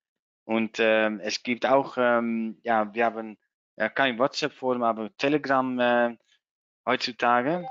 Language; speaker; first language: German; non-native, learner; Dutch